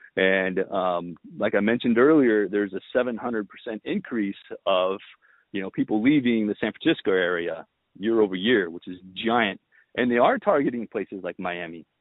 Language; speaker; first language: English; early bilingual, other home language; Romanian